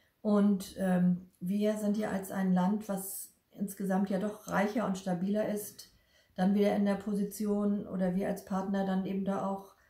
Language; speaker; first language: German; native; German